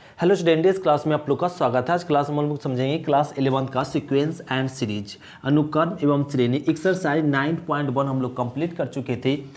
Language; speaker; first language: Hindi; native; Hindi